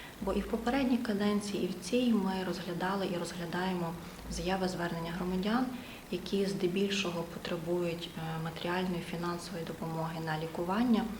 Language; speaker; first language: Ukrainian; native; Ukrainian